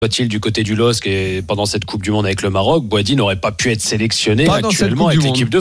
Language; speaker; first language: French; native; French